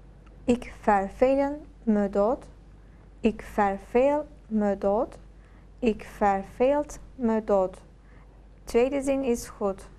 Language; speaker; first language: Dutch; non-native, learner; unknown